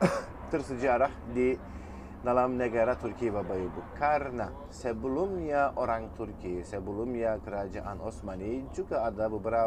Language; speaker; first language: Indonesian; non-native, fluent; Turkish